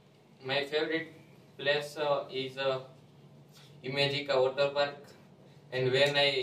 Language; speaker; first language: English; non-native, learner; Gujarati